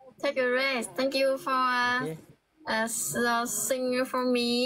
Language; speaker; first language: English; non-native, learner; Vietnamese